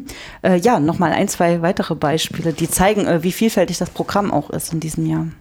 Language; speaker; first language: German; native; German